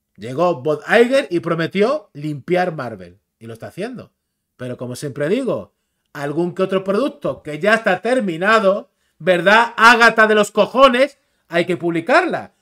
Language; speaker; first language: Spanish; native; Spanish